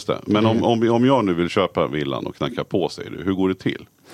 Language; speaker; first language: Swedish; native; Swedish